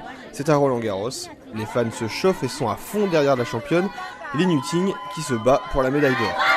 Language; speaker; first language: French; native; French